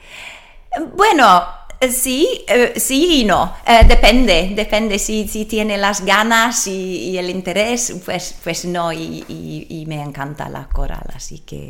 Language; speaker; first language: Spanish; non-native, learner; English